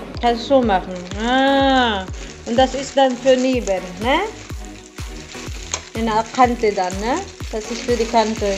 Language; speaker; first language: German; non-native, learner; Filipino